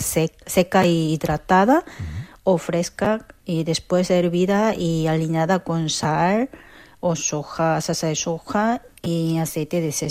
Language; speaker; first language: Spanish; non-native, learner; Korean